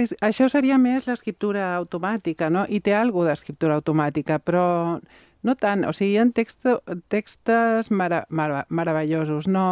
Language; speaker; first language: Catalan; non-native, local second language; Spanish